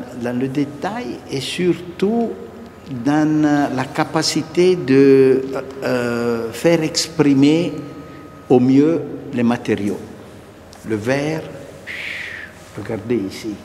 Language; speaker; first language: French; non-native, fluent; Italian